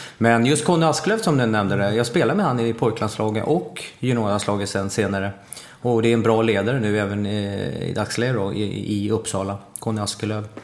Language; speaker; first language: Swedish; native; Swedish